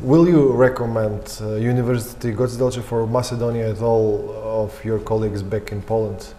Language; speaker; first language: English; non-native, fluent; Macedonian